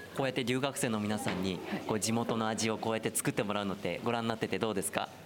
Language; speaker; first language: Japanese; native; Japanese